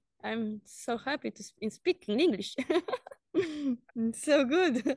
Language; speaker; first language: English; non-native, learner; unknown